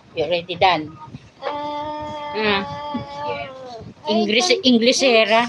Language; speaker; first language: English; non-native, learner; Filipino